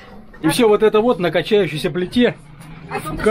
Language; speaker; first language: Russian; native; Russian